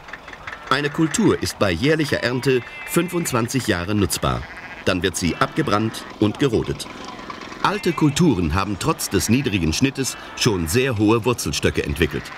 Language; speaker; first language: German; native; German